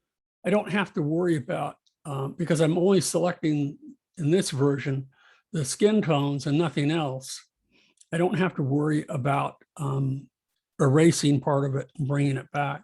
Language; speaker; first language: English; native; English